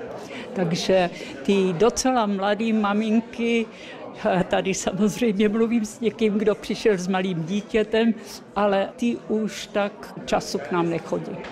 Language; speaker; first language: Czech; early bilingual, heritage; Czech